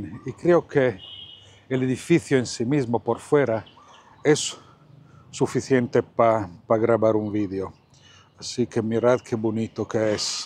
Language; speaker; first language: Spanish; non-native, fluent; Italian